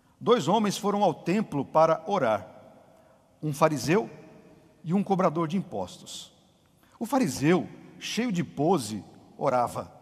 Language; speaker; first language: Portuguese; native; Portuguese